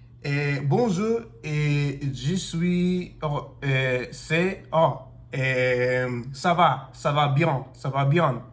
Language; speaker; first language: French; non-native, learner; English